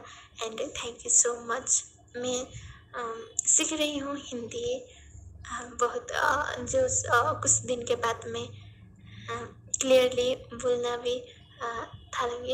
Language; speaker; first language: Hindi; non-native, learner; Nepali